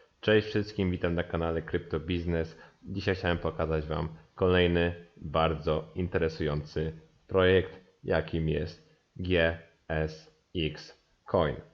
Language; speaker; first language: Polish; native; Polish